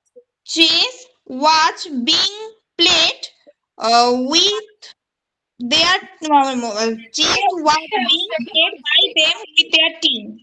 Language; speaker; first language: English; non-native, learner; Bangla